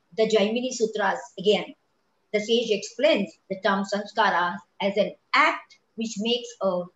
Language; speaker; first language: English; non-native, local second language; Kachhi